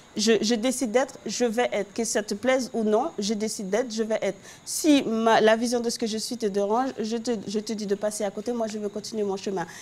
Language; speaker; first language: French; non-native, local second language; Haitian Creole